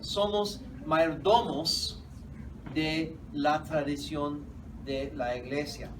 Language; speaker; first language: Spanish; non-native, fluent; English